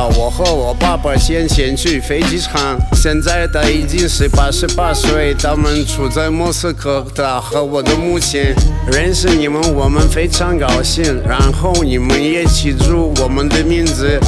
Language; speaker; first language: Chinese; non-native, learner; Russian